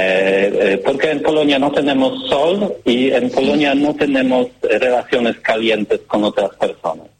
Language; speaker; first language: Spanish; non-native, learner; Polish